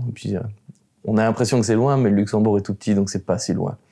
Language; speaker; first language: French; native; French